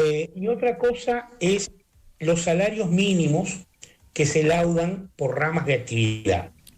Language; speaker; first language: Spanish; native; Spanish